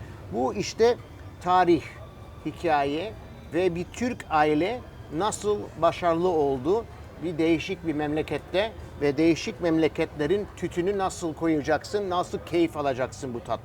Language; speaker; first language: Turkish; early bilingual, heritage; Turkish